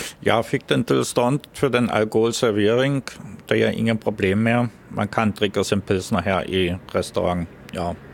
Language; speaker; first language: Swedish; non-native, fluent; German